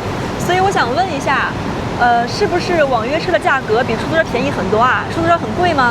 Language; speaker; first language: Chinese; native; Chinese